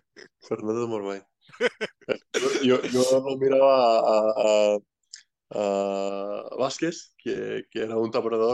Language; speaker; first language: Spanish; non-native, fluent; Icelandic